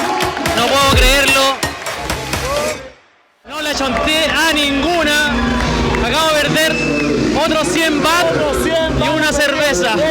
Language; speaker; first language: Spanish; native; Spanish